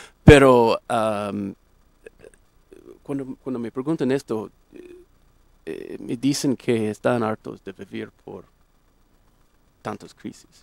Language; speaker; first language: Spanish; non-native, fluent; English